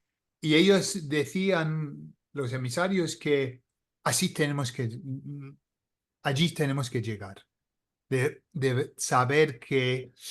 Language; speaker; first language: Spanish; non-native, fluent; English